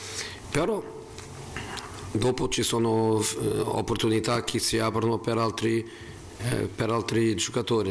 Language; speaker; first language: Italian; non-native, fluent; Portuguese